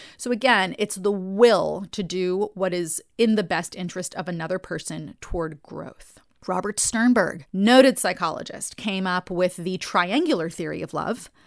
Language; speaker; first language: English; native; English